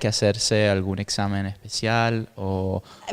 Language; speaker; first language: Spanish; native; Spanish